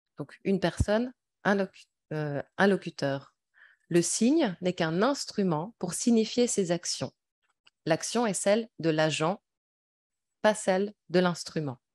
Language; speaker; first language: French; native; French